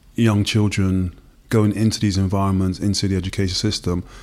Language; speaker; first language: English; native; English